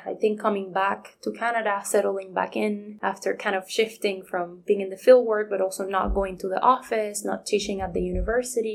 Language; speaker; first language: English; non-native, fluent; Spanish